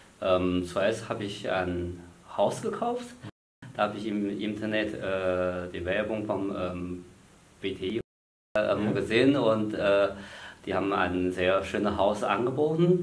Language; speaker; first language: German; non-native, fluent; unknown